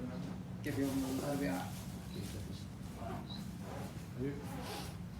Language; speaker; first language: Arabic; non-native, fluent; Indonesian